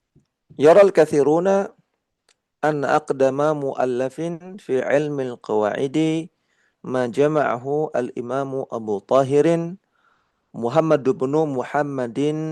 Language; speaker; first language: Arabic; non-native, fluent; Indonesian